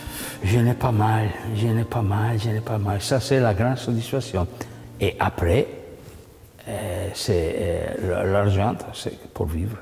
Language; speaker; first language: French; non-native, learner; Italian